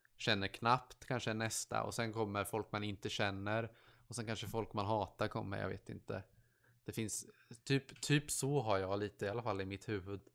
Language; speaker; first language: Swedish; native; Swedish